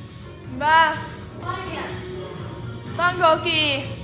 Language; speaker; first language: Finnish; native; Finnish